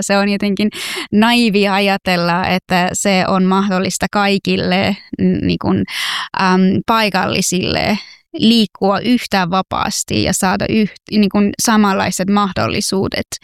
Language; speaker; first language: Finnish; non-native, fluent; Persian